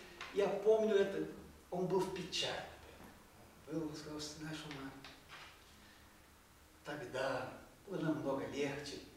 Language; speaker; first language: Russian; non-native, fluent; Portuguese